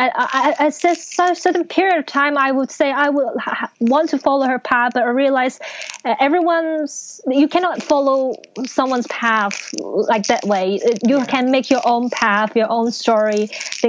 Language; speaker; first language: English; non-native, local second language; Cantonese